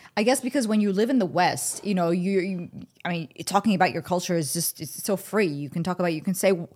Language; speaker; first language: English; early bilingual, other home language; Arabic